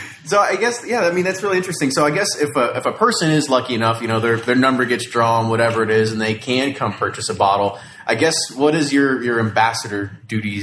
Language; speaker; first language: English; native; English